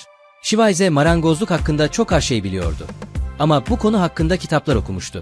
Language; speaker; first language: Turkish; native; Turkish